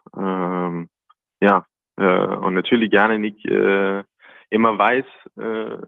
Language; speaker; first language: German; non-native, learner; Danish